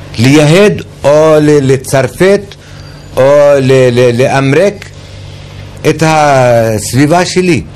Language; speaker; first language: Hebrew; non-native, local second language; Arabic